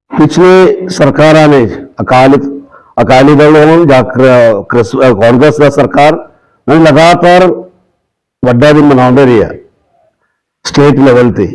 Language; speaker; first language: Punjabi; non-native, local second language; Malayalam